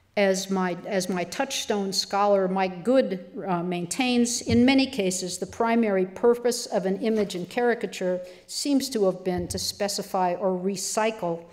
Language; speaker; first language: English; native; English